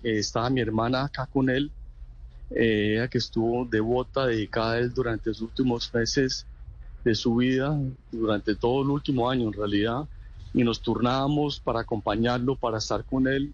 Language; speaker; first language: Spanish; native; Spanish